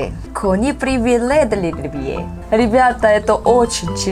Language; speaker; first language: Russian; non-native, learner; Korean